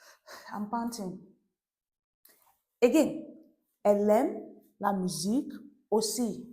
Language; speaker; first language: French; non-native, fluent; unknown